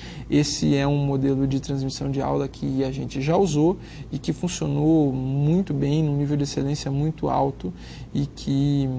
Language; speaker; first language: Portuguese; native; Portuguese